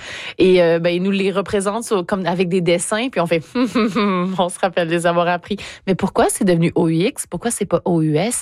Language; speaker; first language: French; native; French